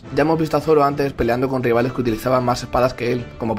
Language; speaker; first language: Spanish; native; Spanish